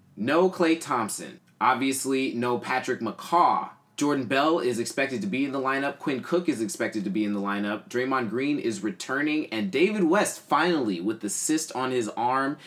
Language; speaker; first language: English; native; English